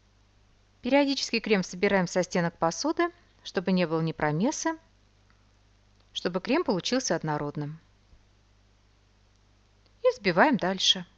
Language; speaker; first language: Russian; native; Russian